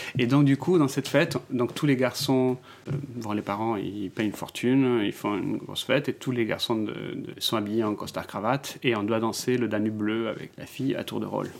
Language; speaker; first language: French; non-native, fluent; Spanish